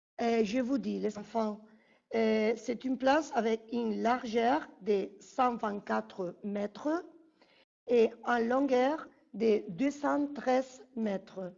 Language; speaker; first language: French; non-native, fluent; Spanish